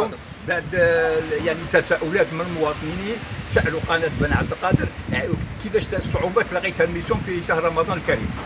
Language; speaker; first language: Arabic; native; Arabic